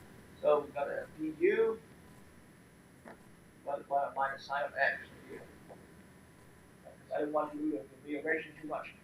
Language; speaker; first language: English; non-native, fluent; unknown